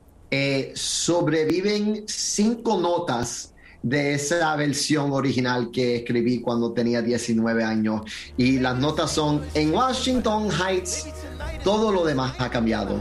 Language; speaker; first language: Spanish; early bilingual, heritage; Spanish